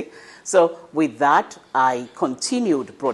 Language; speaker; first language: English; non-native, local second language; Yoruba